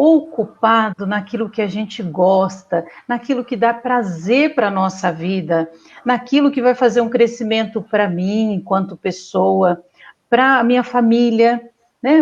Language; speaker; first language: Portuguese; native; Portuguese